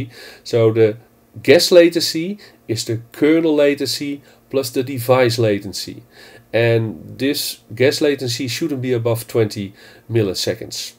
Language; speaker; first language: English; non-native, fluent; Dutch